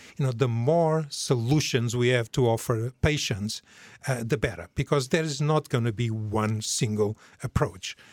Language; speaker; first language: English; non-native, fluent; Portuguese